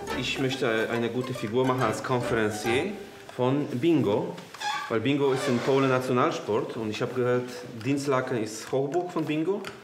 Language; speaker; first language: German; non-native, fluent; Polish